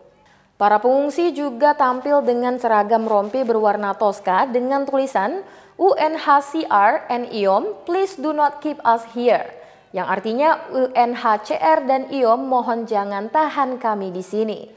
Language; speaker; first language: Indonesian; native; Indonesian